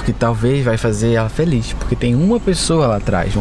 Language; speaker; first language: Portuguese; native; Portuguese